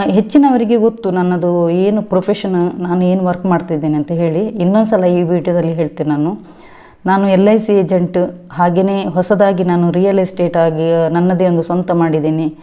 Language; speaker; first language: Kannada; non-native, local second language; Tulu